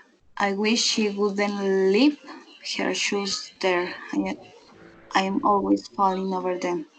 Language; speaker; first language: English; non-native, learner; Spanish